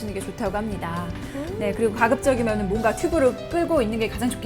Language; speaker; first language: Korean; native; Korean